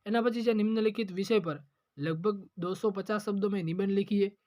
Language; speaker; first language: Hindi; non-native, local second language; Gujarati